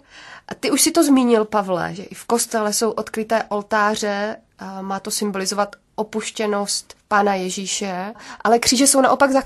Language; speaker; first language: Czech; native; Czech